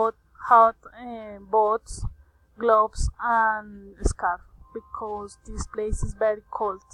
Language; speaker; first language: English; non-native, learner; Spanish